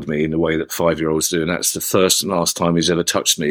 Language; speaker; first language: English; native; English